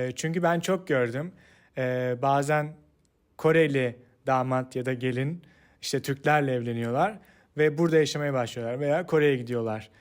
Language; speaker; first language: Turkish; native; Turkish